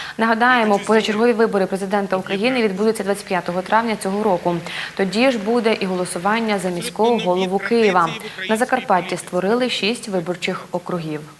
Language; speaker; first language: Ukrainian; native; Ukrainian